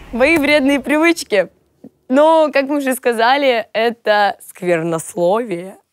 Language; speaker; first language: Russian; native; Russian